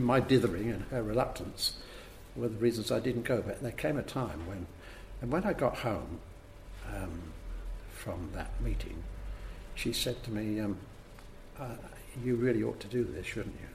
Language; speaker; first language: English; native; English